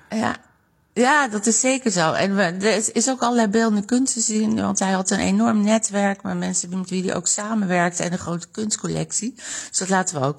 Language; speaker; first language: Dutch; native; Dutch